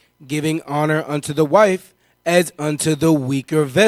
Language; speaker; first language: English; native; English